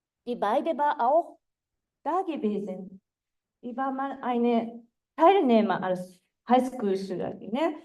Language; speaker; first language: German; non-native, fluent; Japanese